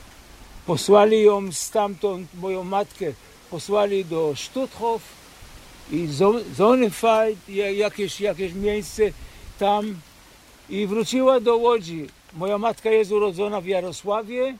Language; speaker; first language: Polish; early bilingual, heritage; Polish